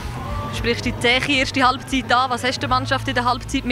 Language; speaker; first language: German; native; German